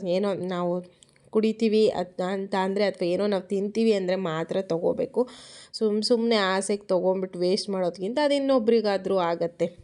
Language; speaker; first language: Kannada; native; Kannada